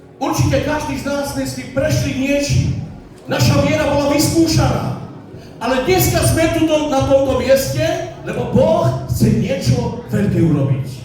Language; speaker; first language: Slovak; non-native, local second language; Romany